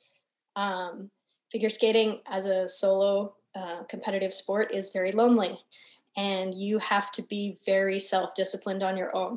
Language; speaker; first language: English; native; English